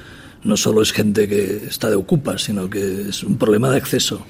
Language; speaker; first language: Spanish; native; Spanish